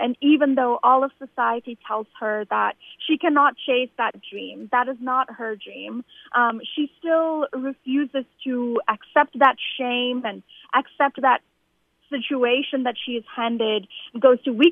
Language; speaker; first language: English; non-native, local second language; Bangla